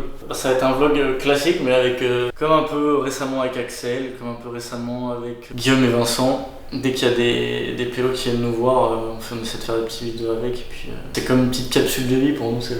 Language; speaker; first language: French; native; French